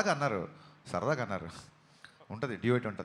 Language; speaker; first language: Telugu; native; Telugu